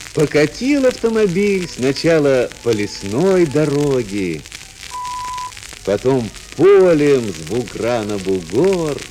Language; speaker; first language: Russian; native; Russian